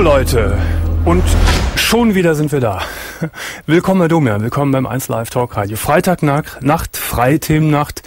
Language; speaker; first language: German; native; German